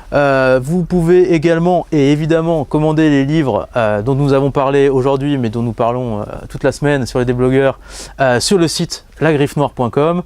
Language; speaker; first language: French; native; French